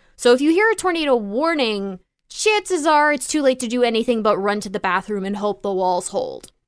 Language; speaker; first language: English; native; English